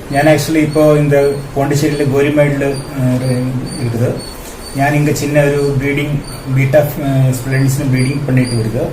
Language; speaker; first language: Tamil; non-native, learner; Malayalam